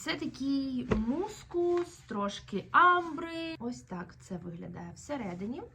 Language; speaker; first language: Ukrainian; native; Ukrainian